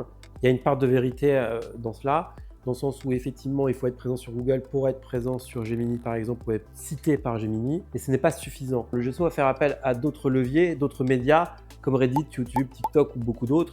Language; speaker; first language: French; native; French